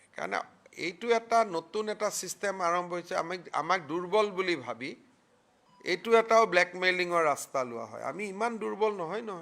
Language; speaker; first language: Assamese; native; Assamese